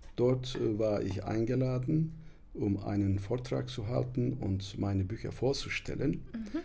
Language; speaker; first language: German; non-native, fluent; Turkish